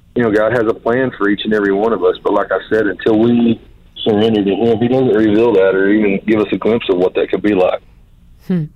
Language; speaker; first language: English; native; English